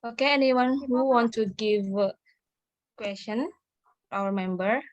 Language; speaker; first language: English; non-native, learner; Indonesian